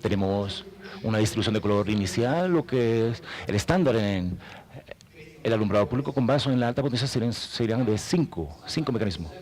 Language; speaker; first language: Spanish; non-native, fluent; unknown